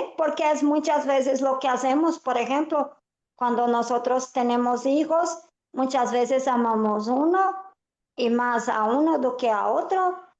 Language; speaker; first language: Spanish; non-native, fluent; Portuguese